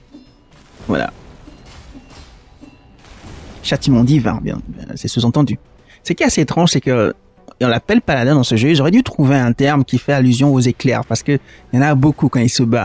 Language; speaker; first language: French; native; French